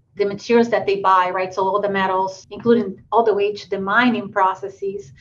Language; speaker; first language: English; non-native, fluent; Portuguese